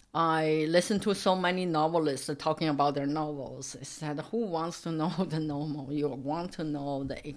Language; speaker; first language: English; non-native, fluent; Chinese